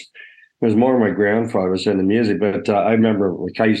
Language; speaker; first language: English; native; English